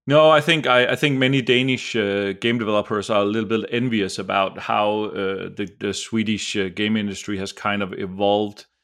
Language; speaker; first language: English; non-native, fluent; Danish